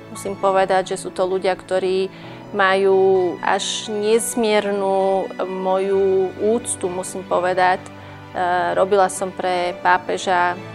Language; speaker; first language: Slovak; non-native, fluent; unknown